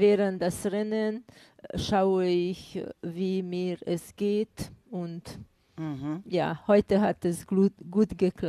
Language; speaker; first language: German; non-native, fluent; Hungarian